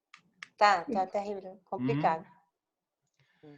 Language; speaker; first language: Spanish; non-native, learner; Portuguese